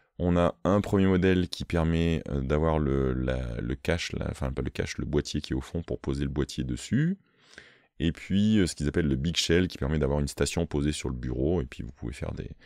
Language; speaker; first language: French; native; French